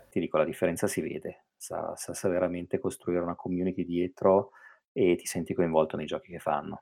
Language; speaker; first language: Italian; native; Italian